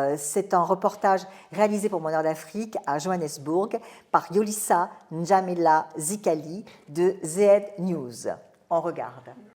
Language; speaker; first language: French; native; French